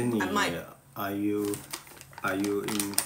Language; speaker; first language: English; non-native, learner; Korean